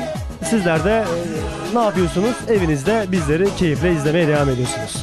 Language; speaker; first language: Turkish; native; Turkish